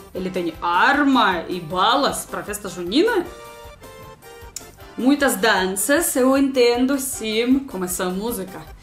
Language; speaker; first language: Portuguese; non-native, learner; Russian